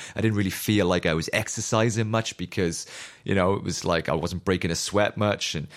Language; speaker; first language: English; native; English